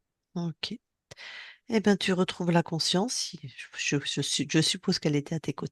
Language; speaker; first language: French; native; French